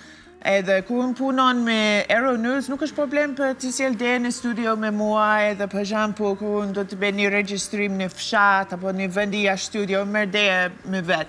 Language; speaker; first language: Albanian; non-native, learner; English